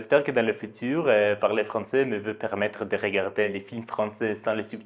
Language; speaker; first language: French; non-native, learner; Polish